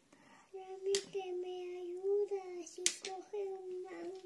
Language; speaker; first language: Spanish; early bilingual, other home language; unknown